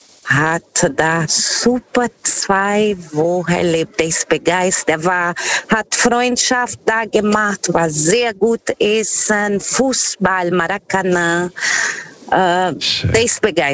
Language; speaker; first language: German; non-native, fluent; Portuguese